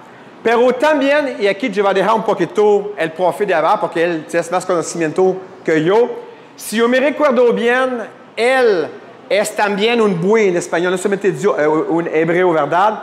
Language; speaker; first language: Spanish; non-native, fluent; French